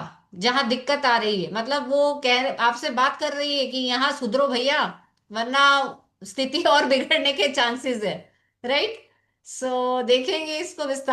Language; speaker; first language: Hindi; native; Hindi